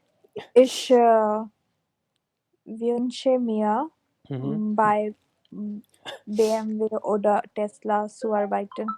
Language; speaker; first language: German; non-native, learner; Hindi